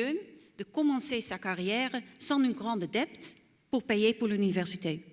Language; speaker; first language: French; non-native, fluent; Dutch